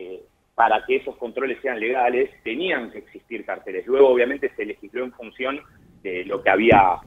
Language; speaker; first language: Spanish; native; Spanish